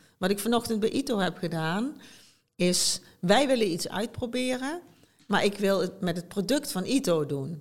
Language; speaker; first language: Dutch; native; Dutch